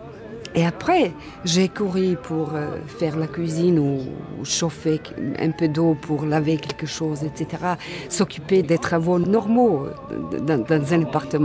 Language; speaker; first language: French; non-native, fluent; Bosnian